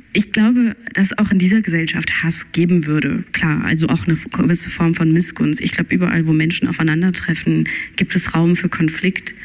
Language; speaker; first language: German; early bilingual, other home language; Turkish